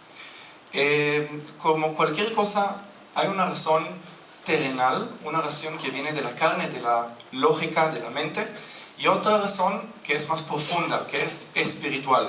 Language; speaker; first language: Spanish; non-native, fluent; Hebrew